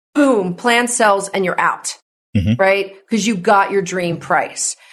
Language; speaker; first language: English; native; English